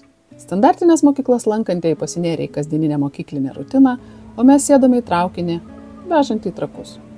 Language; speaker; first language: Lithuanian; native; Lithuanian